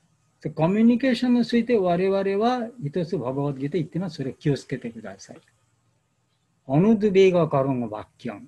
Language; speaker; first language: Japanese; non-native, learner; Bangla